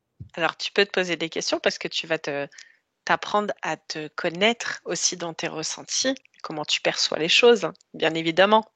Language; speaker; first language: French; native; French